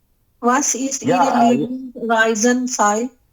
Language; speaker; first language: German; non-native, learner; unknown